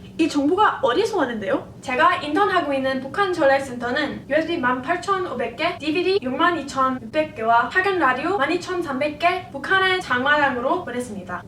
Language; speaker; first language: Korean; non-native, fluent; English